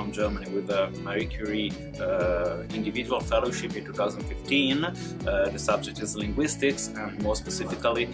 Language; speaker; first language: English; non-native, fluent; Italian